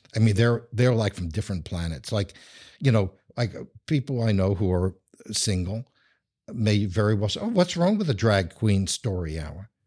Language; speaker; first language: English; native; English